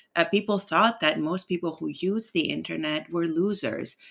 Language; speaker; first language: English; non-native, fluent; Greek